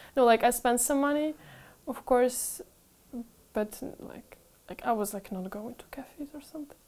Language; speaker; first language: English; non-native, fluent; Ukrainian